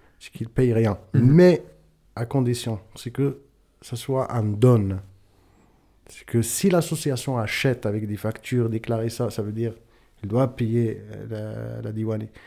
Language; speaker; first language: French; non-native, local second language; Tachelhit